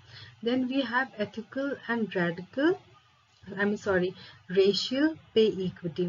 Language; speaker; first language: English; non-native, local second language; Hindi